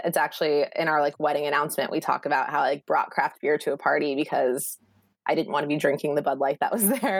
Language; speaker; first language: English; native; English